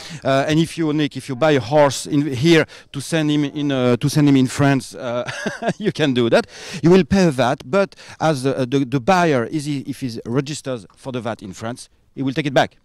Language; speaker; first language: English; non-native, fluent; French